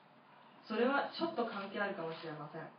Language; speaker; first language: Japanese; non-native, fluent; English